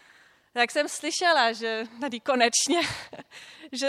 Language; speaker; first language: Czech; non-native, fluent; German